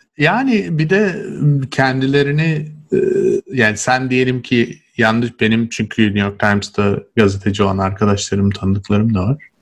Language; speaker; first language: Turkish; native; Turkish